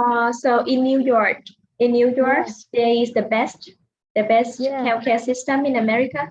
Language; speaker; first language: English; non-native, fluent; Vietnamese